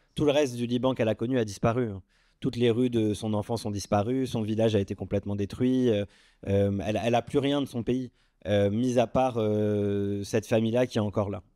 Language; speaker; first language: French; early bilingual, other home language; Arabic